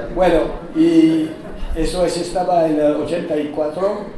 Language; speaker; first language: Spanish; non-native, learner; French